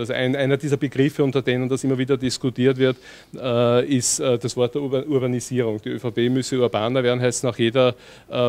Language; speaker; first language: German; native; German